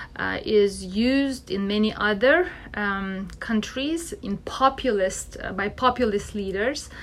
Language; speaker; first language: English; non-native, fluent; Russian